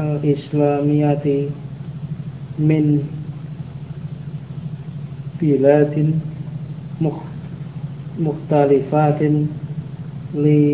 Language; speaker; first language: Arabic; non-native, learner; Indonesian